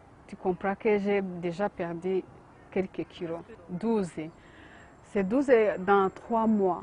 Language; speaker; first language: French; non-native, learner; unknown